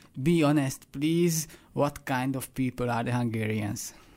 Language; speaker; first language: English; non-native, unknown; Hungarian